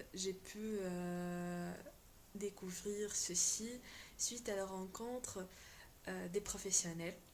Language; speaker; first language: French; non-native, local second language; Arabic